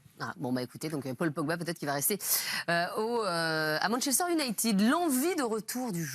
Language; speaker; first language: French; native; French